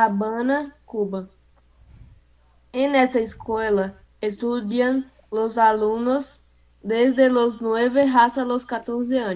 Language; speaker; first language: Spanish; non-native, learner; Portuguese